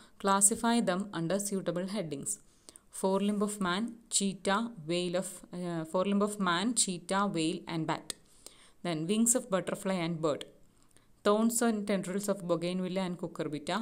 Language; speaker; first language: English; non-native, local second language; Malayalam